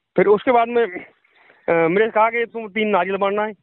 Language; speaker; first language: Hindi; native; Hindi